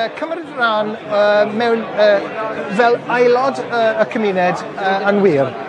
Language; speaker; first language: Welsh; non-native, learner; English